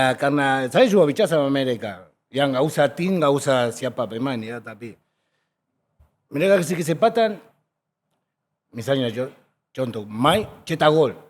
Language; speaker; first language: Indonesian; non-native, fluent; Spanish